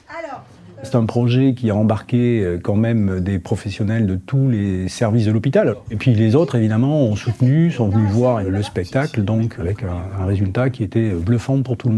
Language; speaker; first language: French; native; French